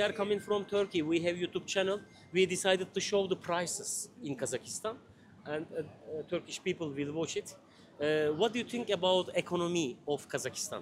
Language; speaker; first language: English; non-native, learner; Turkish